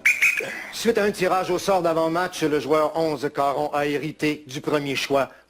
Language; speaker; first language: French; native; French